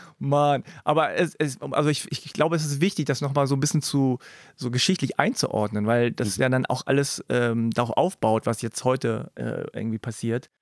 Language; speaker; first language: German; early bilingual, other home language; Korean